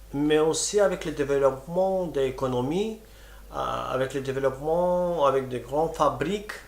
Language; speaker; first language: French; non-native, fluent; Romany